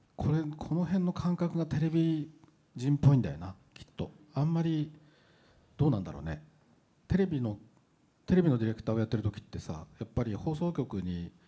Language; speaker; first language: Japanese; native; Japanese